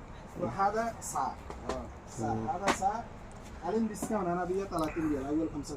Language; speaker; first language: Arabic; non-native, learner; Bangla